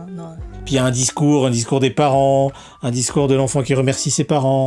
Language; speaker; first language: French; native; French